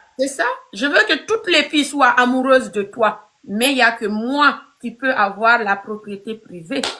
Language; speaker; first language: French; non-native, local second language; Fula